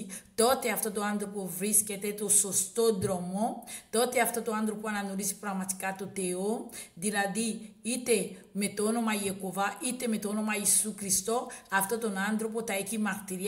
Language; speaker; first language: Greek; non-native, learner; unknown